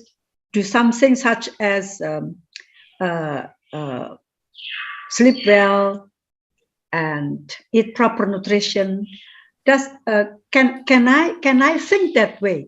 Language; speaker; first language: English; non-native, fluent; Indonesian